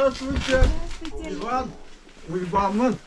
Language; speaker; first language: Russian; non-native, local second language; Yakut